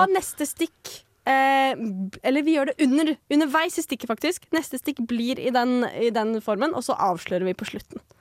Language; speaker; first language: Norwegian; native; Norwegian